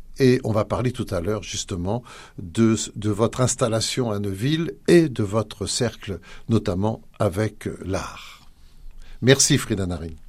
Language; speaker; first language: French; native; French